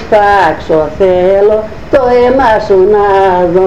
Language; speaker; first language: Greek; native; Greek